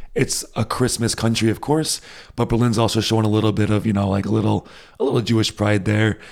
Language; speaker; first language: English; native; English